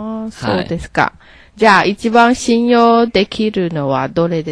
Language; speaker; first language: Japanese; non-native, learner; Chinese